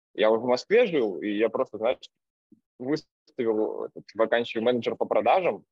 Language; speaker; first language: Russian; native; Russian